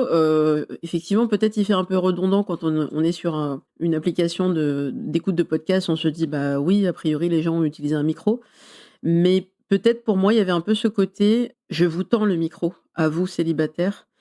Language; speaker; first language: French; native; French